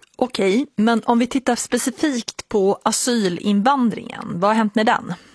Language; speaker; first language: Swedish; native; Swedish